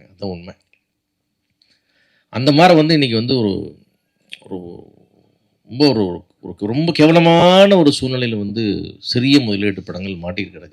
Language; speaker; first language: Tamil; native; Tamil